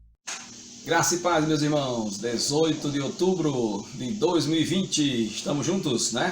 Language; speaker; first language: Portuguese; native; Portuguese